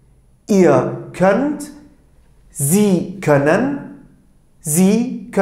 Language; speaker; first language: German; non-native, fluent; Turkish